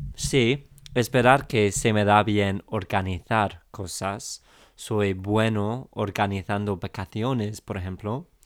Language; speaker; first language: Spanish; non-native, fluent; English